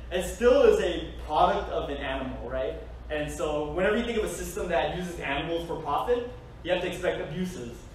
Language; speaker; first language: English; native; English